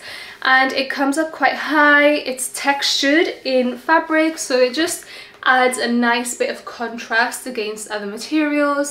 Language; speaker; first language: English; native; English